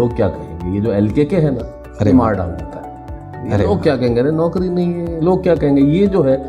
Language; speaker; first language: Hindi; native; Hindi